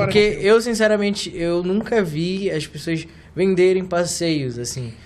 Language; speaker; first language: Portuguese; native; Portuguese